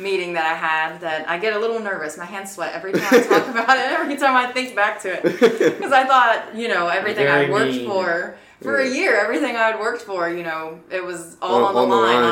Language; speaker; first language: English; native; English